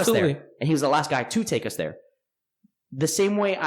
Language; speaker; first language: English; native; English